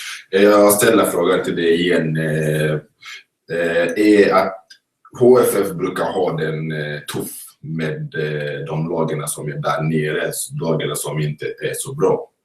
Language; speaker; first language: Swedish; non-native, fluent; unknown